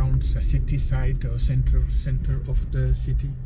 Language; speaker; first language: English; non-native, fluent; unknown